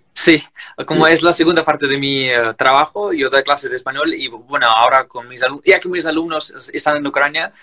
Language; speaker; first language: Spanish; non-native, fluent; Ukrainian